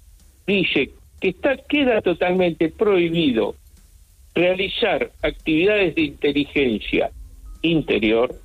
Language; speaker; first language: Spanish; native; Spanish